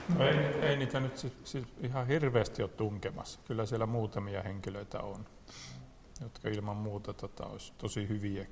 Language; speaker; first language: Finnish; native; Finnish